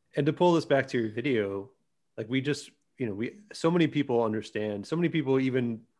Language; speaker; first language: English; early bilingual, other home language; Greek